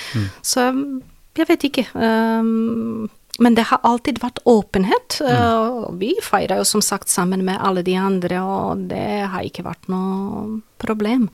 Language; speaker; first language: Norwegian; non-native, fluent; Serbian